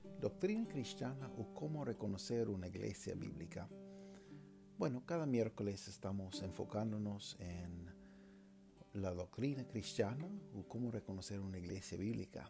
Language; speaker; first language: Spanish; non-native, fluent; English